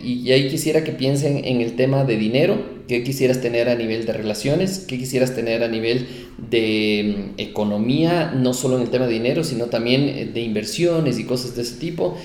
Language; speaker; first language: Spanish; native; Spanish